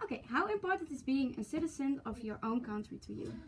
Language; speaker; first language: English; non-native, learner; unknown